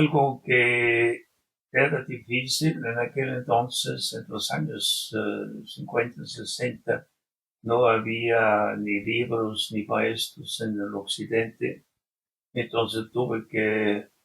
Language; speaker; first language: Spanish; non-native, fluent; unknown